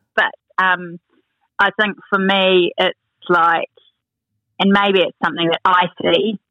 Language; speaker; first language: English; native; English